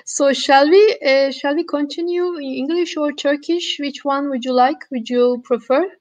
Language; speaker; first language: English; non-native, fluent; Turkish